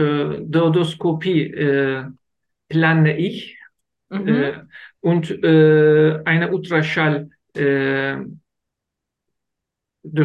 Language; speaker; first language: German; non-native, learner; Turkish